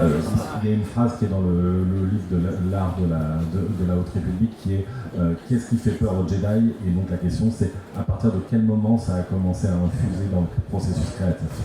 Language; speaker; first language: French; native; French